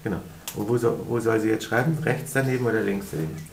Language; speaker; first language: German; native; German